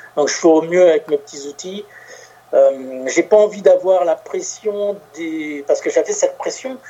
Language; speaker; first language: French; native; French